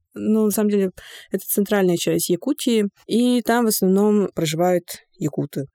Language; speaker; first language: Russian; non-native, local second language; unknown